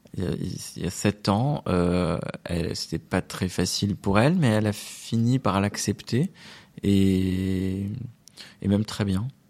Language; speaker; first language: French; non-native, local second language; Arabic